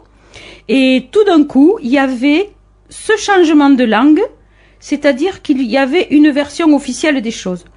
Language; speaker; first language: French; native; French